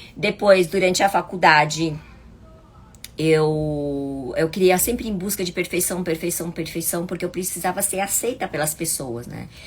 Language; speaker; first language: Portuguese; early bilingual, other home language; Chinese